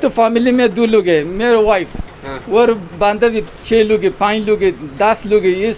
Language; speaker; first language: Hindi; non-native, learner; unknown